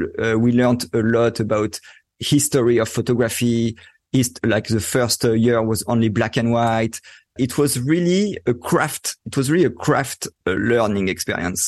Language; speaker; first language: English; non-native, fluent; French